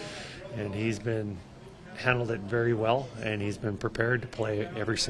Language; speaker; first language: English; native; English